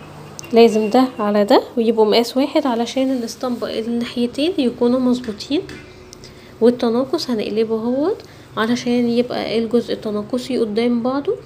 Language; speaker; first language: Arabic; native; Arabic